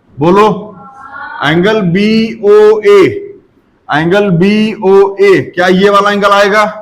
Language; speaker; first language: Hindi; native; Hindi